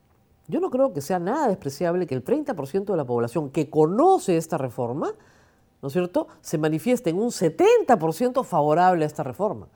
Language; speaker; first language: Spanish; native; Spanish